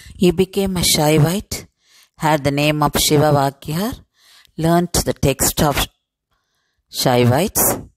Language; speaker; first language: English; non-native, local second language; Tamil